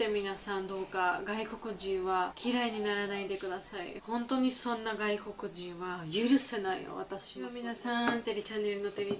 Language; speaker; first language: Japanese; non-native, learner; Georgian